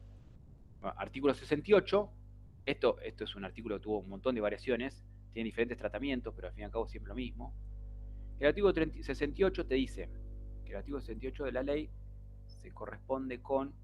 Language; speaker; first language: Spanish; native; Spanish